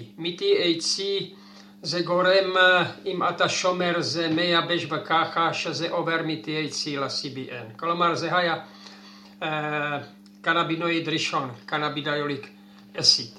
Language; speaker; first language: Hebrew; non-native, fluent; Czech